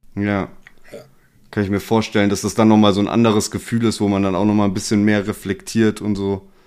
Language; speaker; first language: German; native; German